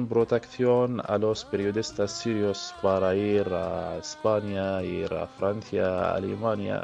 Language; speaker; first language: Spanish; early bilingual, other home language; Arabic